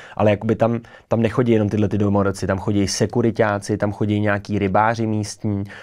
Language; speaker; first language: Czech; native; Czech